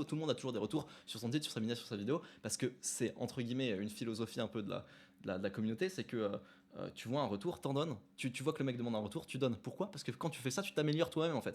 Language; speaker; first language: French; native; French